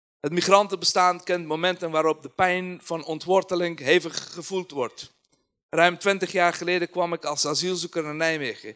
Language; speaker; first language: Dutch; non-native, fluent; Persian